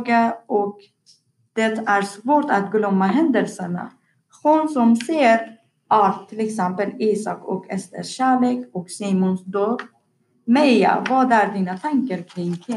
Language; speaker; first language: Swedish; non-native, learner; Persian